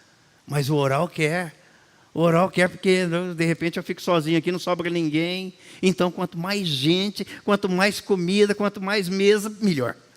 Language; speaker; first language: Portuguese; native; Portuguese